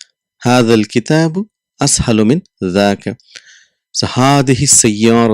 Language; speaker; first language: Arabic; non-native, fluent; Urdu